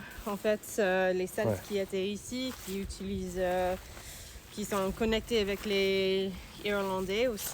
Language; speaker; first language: French; non-native, learner; English